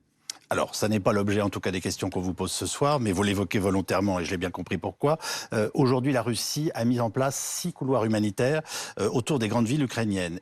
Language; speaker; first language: French; native; French